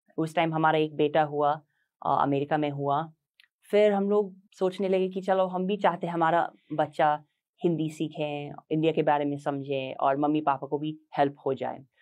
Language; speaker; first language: Hindi; non-native, fluent; English